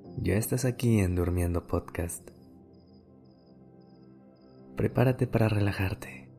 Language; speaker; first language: Spanish; native; Spanish